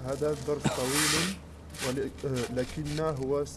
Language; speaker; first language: Arabic; non-native, learner; French